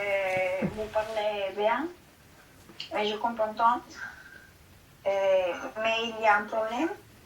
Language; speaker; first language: French; non-native, learner; Filipino